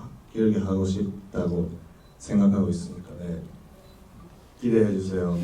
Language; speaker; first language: Korean; non-native, learner; Japanese